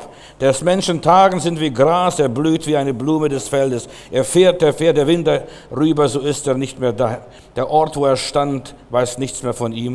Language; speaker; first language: German; native; German